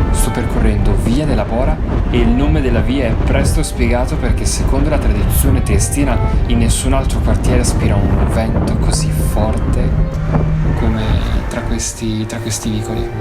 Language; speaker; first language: Italian; native; Italian